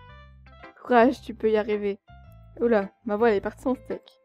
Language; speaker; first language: French; native; French